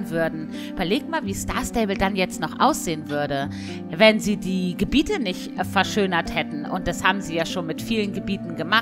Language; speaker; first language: German; native; German